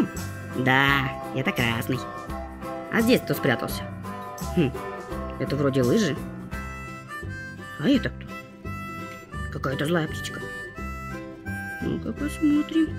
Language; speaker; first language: Russian; native; Russian